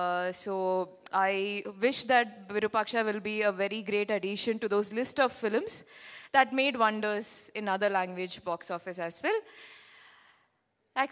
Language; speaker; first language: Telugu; non-native, local second language; Malayalam